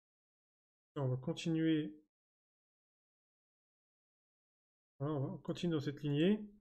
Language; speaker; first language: French; native; French